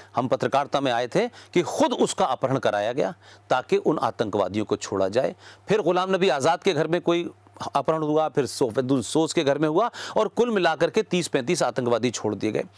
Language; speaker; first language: Hindi; native; Hindi